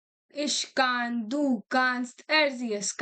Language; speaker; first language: German; non-native, learner; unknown